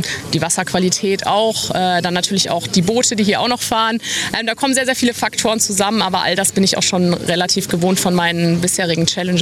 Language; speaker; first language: German; native; German